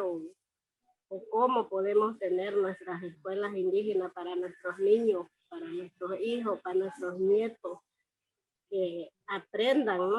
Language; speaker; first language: Spanish; non-native, local second language; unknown